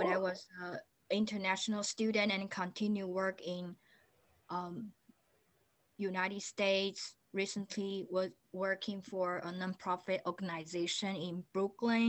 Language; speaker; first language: English; non-native, fluent; Chinese